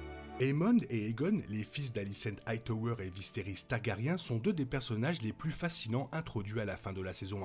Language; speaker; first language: French; native; French